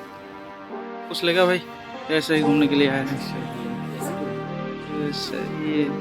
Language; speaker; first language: Hindi; non-native, local second language; Assamese